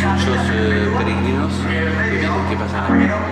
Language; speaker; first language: Spanish; non-native, learner; French